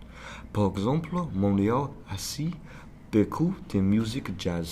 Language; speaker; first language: French; non-native, learner; English